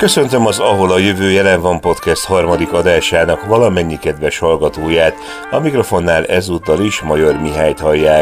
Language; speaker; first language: Hungarian; native; Hungarian